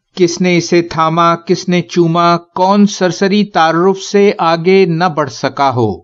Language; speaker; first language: Urdu; native; Urdu